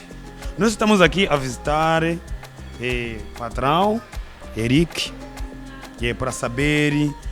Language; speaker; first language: Portuguese; non-native, learner; Kinyarwanda